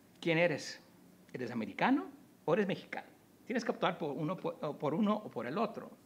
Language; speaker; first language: Spanish; early bilingual, heritage; Spanish